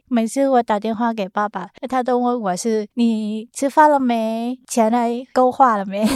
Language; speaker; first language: Chinese; non-native, fluent; Vietnamese